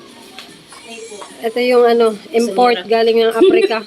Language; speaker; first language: Filipino; native; Filipino